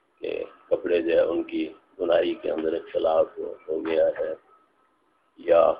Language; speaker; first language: Urdu; non-native, local second language; Punjabi